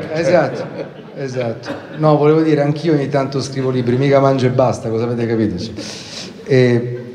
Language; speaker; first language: Italian; native; Italian